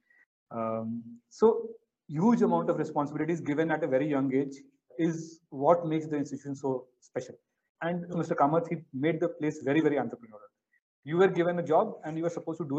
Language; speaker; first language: English; non-native, local second language; Hindi